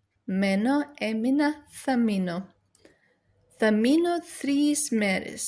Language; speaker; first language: Greek; non-native, learner; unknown